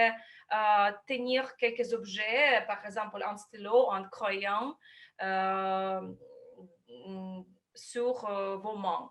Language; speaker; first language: French; non-native, fluent; Russian